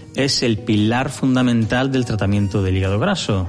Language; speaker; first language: Spanish; native; Spanish